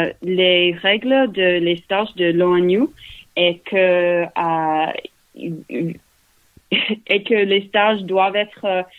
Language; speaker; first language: French; non-native, learner; English